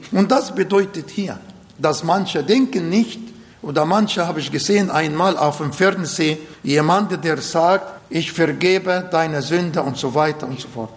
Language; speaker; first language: German; non-native, fluent; Arabic